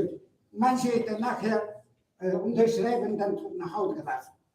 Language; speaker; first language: German; non-native, learner; Mongolian